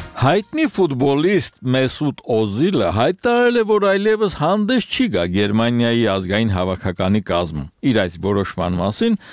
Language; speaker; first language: Armenian; native; Armenian